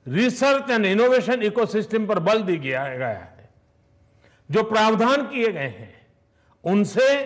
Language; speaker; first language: Hindi; native; Hindi